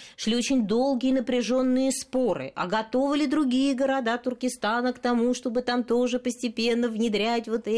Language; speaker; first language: Russian; native; Russian